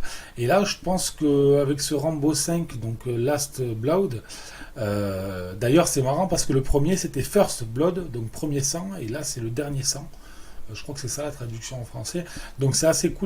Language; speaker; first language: French; native; French